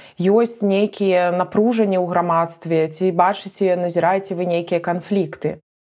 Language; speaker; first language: Belarusian; native; Belarusian